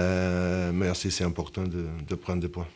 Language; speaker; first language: French; non-native, fluent; Portuguese